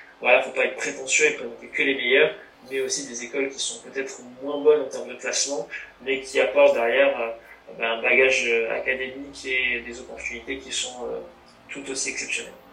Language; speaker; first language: French; native; French